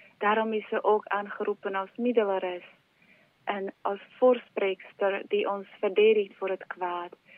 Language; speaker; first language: Dutch; non-native, fluent; Slovak